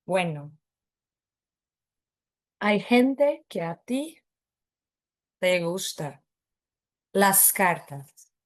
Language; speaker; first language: Spanish; non-native, fluent; Portuguese